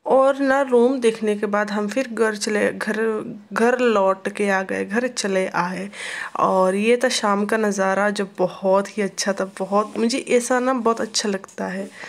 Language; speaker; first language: Hindi; non-native, local second language; Assamese